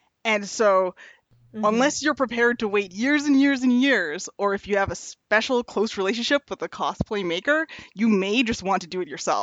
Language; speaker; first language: English; native; English